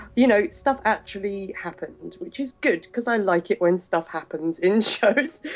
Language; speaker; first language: English; native; English